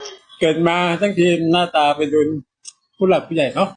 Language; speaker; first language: Thai; native; Thai